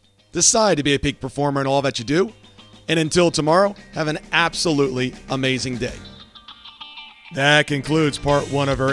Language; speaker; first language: English; native; English